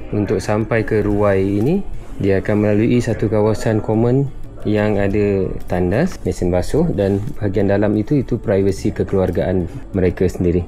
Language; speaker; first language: Malay; native; Malay